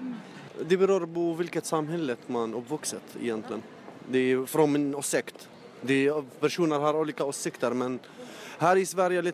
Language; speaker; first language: Swedish; non-native, learner; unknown